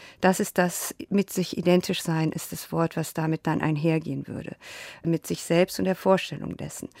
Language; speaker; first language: German; native; German